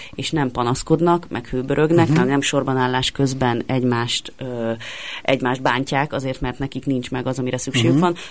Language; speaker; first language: Hungarian; native; Hungarian